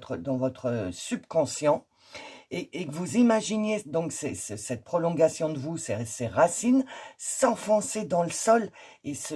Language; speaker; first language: French; native; French